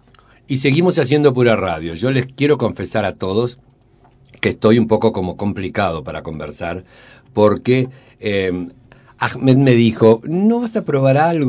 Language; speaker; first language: Spanish; native; Spanish